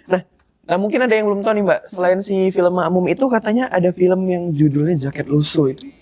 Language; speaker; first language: Indonesian; native; Indonesian